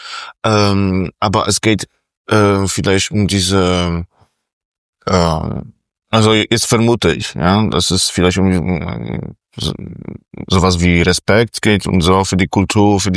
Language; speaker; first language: German; non-native, fluent; Polish